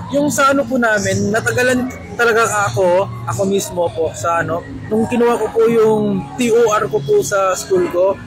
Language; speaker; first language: Filipino; non-native, local second language; Cebuano